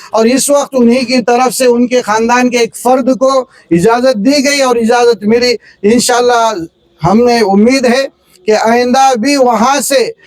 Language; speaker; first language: Urdu; native; Urdu